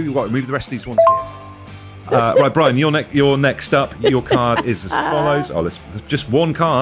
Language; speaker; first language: English; native; English